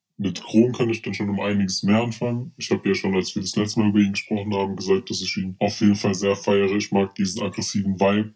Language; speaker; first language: German; early bilingual, other home language; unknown